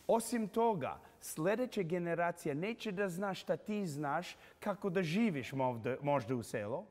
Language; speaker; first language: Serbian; early bilingual, heritage; English